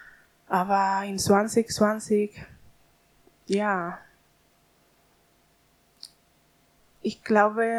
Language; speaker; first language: German; non-native, learner; Spanish